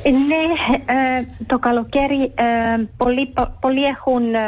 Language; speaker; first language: Greek; early bilingual, heritage; Greek